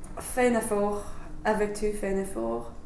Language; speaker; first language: French; non-native, fluent; English